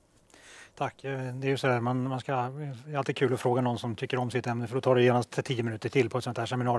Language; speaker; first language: Swedish; native; Swedish